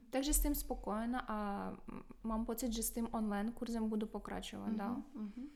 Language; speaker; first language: Czech; non-native, fluent; Ukrainian